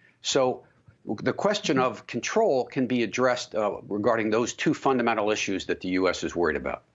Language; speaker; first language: English; native; English